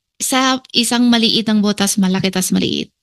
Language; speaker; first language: Filipino; non-native, learner; Chinese